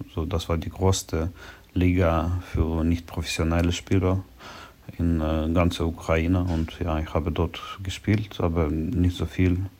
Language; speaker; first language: German; non-native, learner; Ukrainian